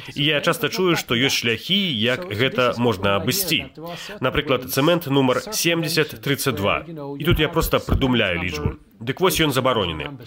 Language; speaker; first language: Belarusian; native; Belarusian